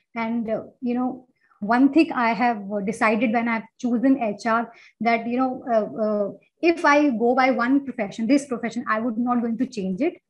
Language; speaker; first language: English; non-native, local second language; Hindi